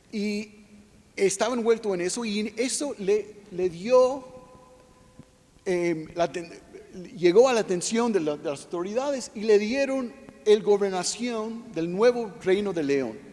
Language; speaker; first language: Spanish; non-native, fluent; English